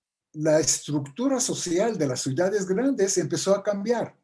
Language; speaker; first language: Spanish; non-native, fluent; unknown